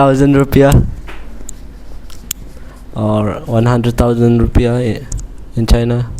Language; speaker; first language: English; non-native, learner; Indonesian